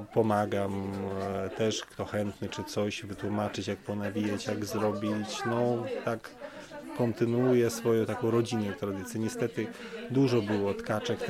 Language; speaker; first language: Polish; early bilingual, other home language; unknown